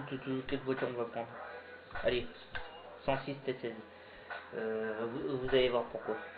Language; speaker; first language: French; native; French